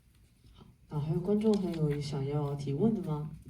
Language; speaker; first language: Chinese; native; Chinese